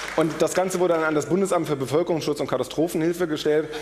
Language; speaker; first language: German; native; German